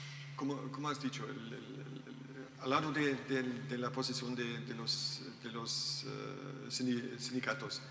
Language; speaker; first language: Spanish; non-native, learner; German